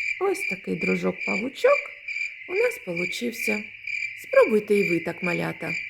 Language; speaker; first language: Ukrainian; native; Ukrainian